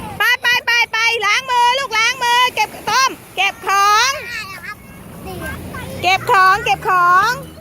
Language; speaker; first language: Thai; native; Thai